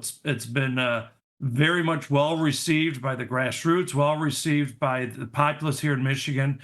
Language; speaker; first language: English; native; English